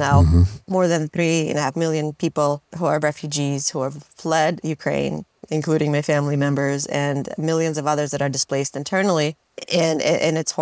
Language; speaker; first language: English; non-native, fluent; Russian